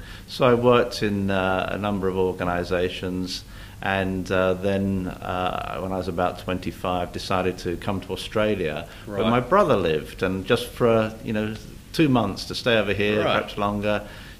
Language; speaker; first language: English; native; English